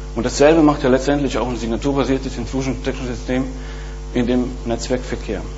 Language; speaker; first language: German; non-native, fluent; Bosnian